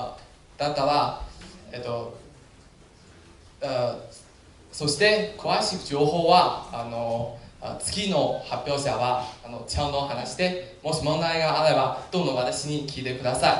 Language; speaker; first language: Japanese; non-native, learner; Chinese